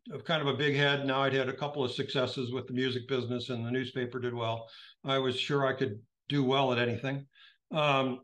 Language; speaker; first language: English; native; English